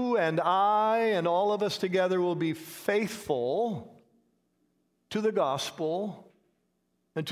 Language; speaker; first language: English; native; English